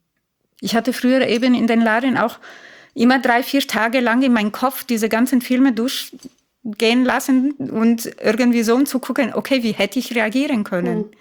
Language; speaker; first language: German; non-native, fluent; Italian